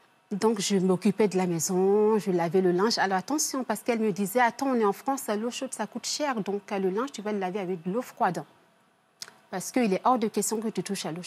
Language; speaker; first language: French; early bilingual, other home language; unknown